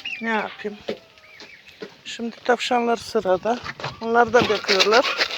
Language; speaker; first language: Turkish; non-native, learner; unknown